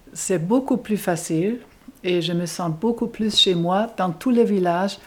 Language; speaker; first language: French; non-native, fluent; German